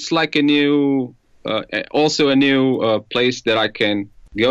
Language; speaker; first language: English; non-native, fluent; Portuguese